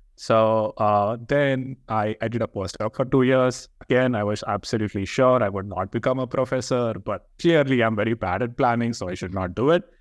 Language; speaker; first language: English; non-native, local second language; Telugu